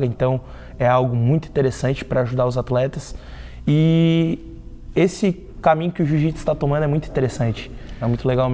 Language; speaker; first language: Portuguese; native; Portuguese